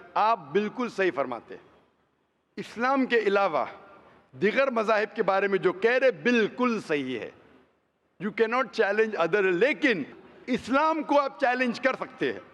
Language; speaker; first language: Hindi; non-native, local second language; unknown